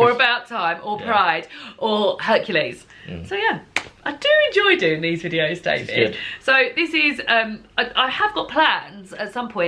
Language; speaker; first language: English; native; English